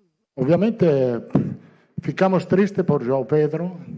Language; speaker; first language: Portuguese; non-native, fluent; Italian